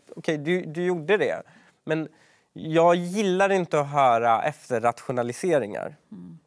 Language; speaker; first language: Swedish; early bilingual, other home language; Persian